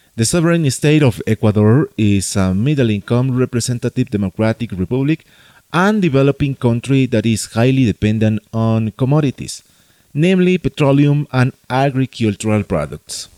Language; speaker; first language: English; non-native, fluent; Spanish